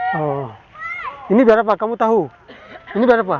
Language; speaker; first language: Indonesian; non-native, learner; Bangla